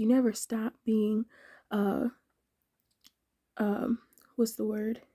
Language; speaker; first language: English; native; English